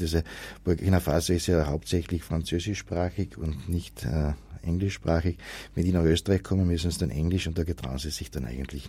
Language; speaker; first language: German; native; German